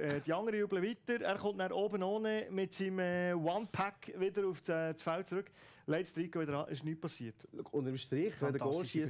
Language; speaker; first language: German; native; German